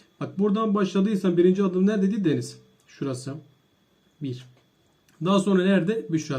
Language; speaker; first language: Turkish; native; Turkish